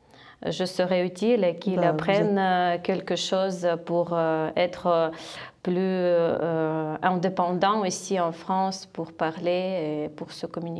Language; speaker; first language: French; non-native, fluent; Ukrainian